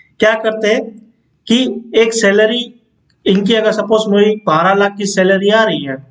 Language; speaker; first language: Hindi; non-native, local second language; Gujarati